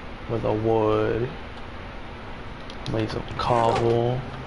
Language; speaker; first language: English; early bilingual, other home language; Spanish